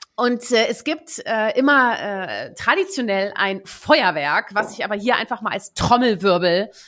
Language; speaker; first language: German; native; German